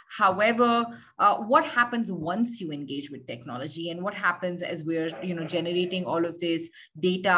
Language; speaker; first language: English; non-native, local second language; Hindi